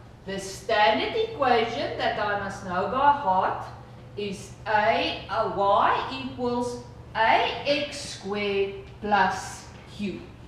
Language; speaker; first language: English; non-native, local second language; Afrikaans